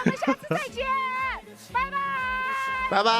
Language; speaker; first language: Chinese; native; Chinese